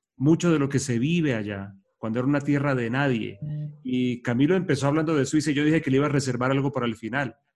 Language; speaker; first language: Spanish; native; Spanish